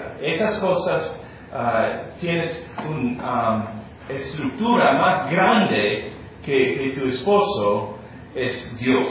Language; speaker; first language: Spanish; non-native, fluent; English